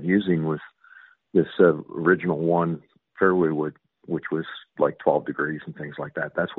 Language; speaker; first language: English; native; English